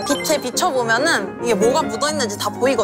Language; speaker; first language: Korean; native; Korean